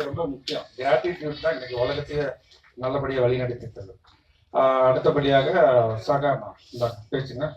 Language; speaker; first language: Tamil; native; Tamil